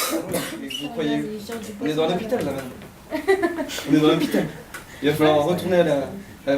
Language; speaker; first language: French; native; French